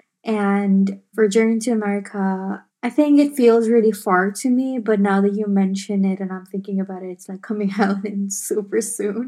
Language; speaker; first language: English; non-native, local second language; Urdu